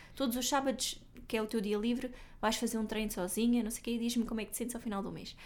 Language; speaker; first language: Portuguese; native; Portuguese